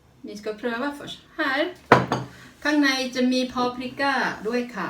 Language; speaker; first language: Swedish; non-native, learner; Thai